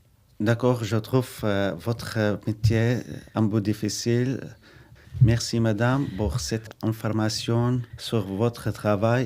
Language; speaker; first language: French; non-native, learner; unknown